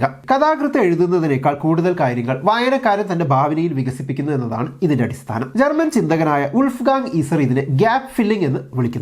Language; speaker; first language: Malayalam; native; Malayalam